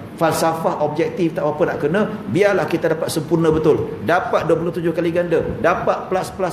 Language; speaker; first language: Malay; native; Malay